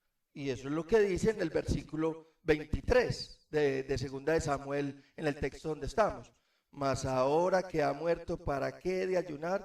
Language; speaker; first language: Spanish; native; Spanish